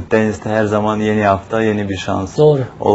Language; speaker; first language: Turkish; non-native, fluent; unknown